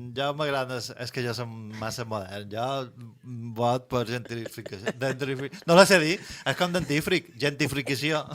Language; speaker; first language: Catalan; native; Catalan